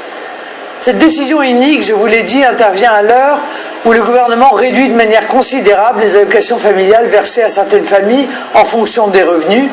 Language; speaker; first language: French; native; French